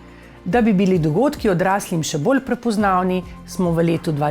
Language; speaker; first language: Slovenian; native; Slovenian